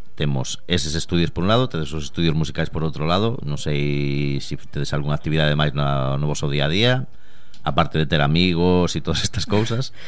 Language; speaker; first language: Galician; native; Galician